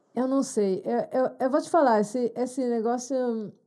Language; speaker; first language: Portuguese; non-native, fluent; Hebrew